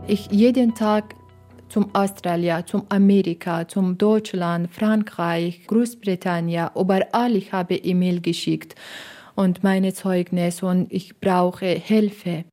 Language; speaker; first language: German; non-native, learner; Persian